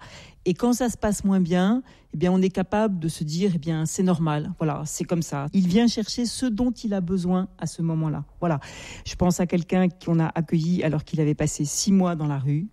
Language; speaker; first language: French; native; French